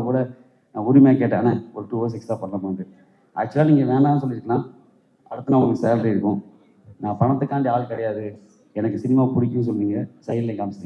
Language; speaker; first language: Tamil; native; Tamil